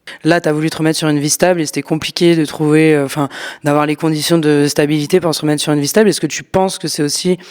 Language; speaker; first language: French; native; French